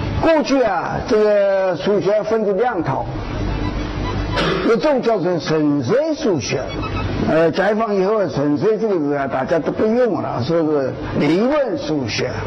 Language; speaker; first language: Chinese; non-native, local second language; Wu Chinese